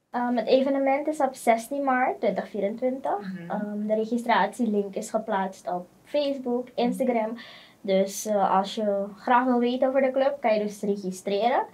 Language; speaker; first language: Dutch; native; Dutch